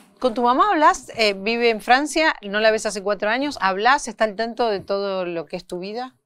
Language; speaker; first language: Spanish; native; Spanish